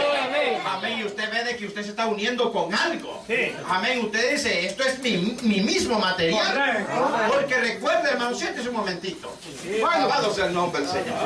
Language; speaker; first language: Spanish; native; Spanish